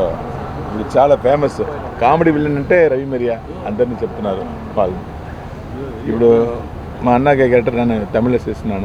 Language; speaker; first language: Telugu; non-native, learner; Tamil